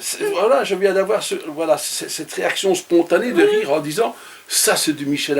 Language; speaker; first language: French; native; French